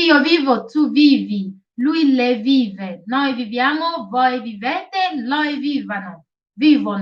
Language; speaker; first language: Italian; non-native, learner; Igbo